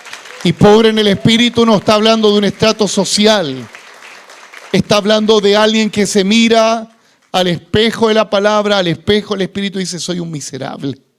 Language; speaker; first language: Spanish; native; Spanish